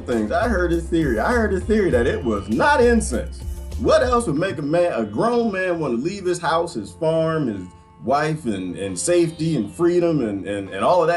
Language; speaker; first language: English; native; English